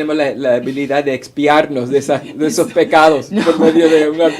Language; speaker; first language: Spanish; early bilingual, heritage; Spanish